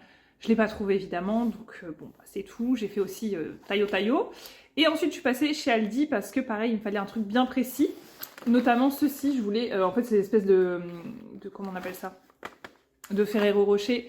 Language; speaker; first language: French; native; French